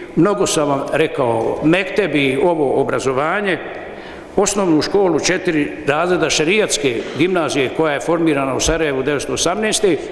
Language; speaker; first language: Bosnian; native; Bosnian